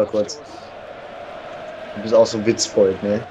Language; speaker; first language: German; native; German